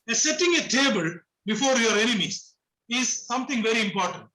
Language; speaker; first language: English; non-native, local second language; Malayalam